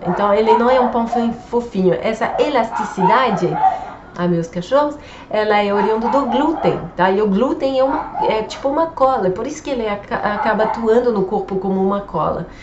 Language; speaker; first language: Portuguese; non-native, fluent; French